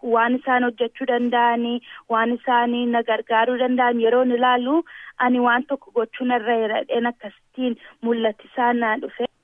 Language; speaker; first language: Oromo; early bilingual, heritage; Oromo